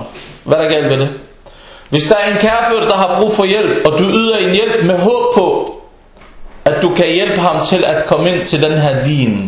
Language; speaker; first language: Danish; non-native, local second language; Arabic